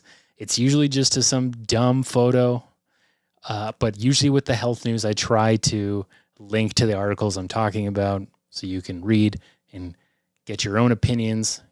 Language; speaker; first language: English; native; English